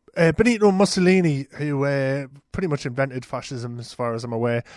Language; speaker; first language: English; native; English